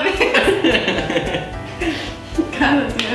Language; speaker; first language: Spanish; non-native, learner; English